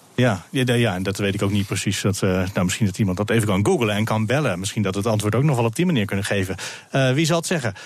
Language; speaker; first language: Dutch; native; Dutch